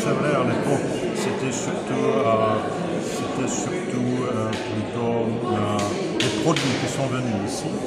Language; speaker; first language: French; non-native, fluent; Czech